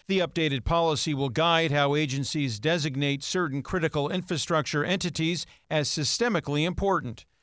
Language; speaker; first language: English; native; English